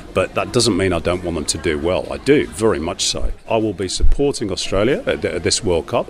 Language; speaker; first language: English; native; English